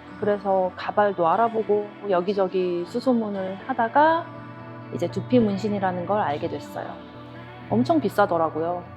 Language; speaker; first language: Korean; native; Korean